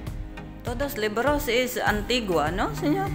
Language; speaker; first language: Spanish; non-native, learner; Filipino